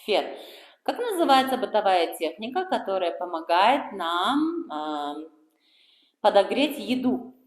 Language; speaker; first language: Russian; non-native, local second language; Kara-Kalpak